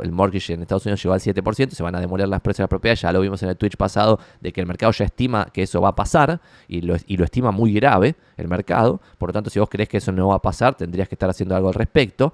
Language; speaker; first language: Spanish; native; Spanish